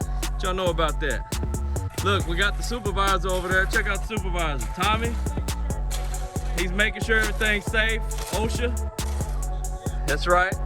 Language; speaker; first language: English; native; English